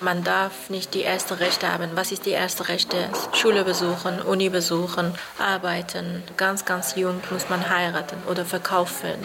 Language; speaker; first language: German; non-native, fluent; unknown